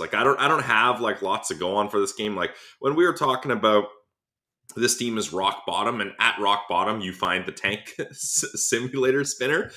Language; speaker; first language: English; native; English